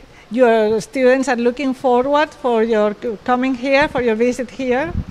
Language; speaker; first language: English; non-native, fluent; Catalan